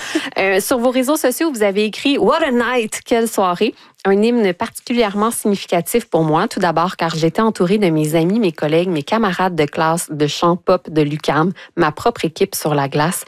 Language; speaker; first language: French; native; French